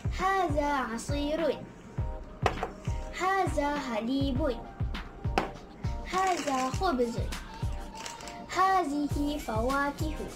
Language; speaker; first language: Arabic; non-native, learner; Malay